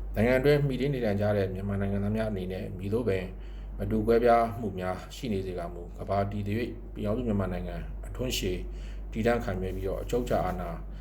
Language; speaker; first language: Burmese; non-native, local second language; Hakha Chin